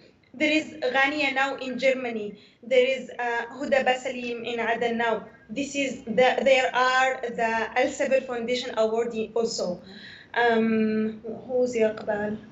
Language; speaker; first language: English; non-native, learner; Arabic